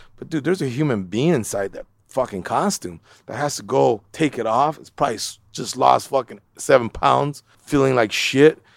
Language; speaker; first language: English; native; English